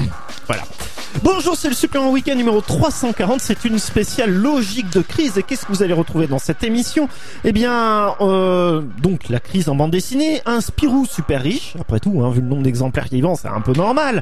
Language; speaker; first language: French; native; French